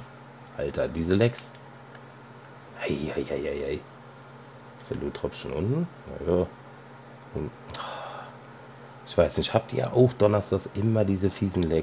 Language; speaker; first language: German; native; German